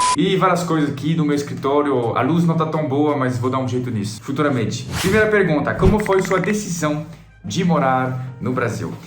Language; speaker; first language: Portuguese; non-native, fluent; French